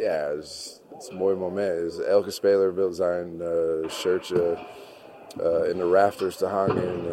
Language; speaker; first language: Dutch; non-native, learner; English